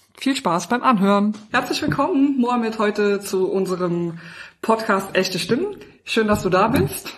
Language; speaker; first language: German; native; German